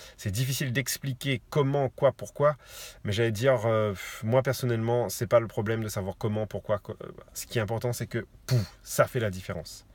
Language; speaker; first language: French; native; French